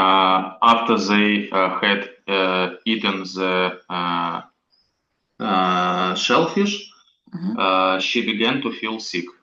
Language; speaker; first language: English; non-native, learner; Russian